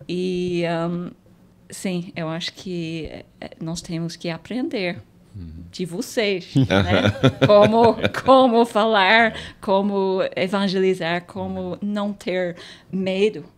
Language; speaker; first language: Portuguese; non-native, fluent; English